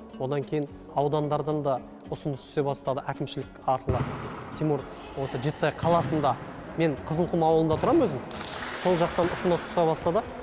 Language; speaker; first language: Kazakh; non-native, local second language; Russian